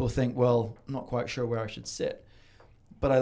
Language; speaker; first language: English; native; English